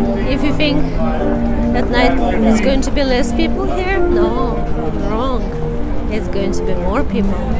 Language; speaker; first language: English; non-native, learner; Russian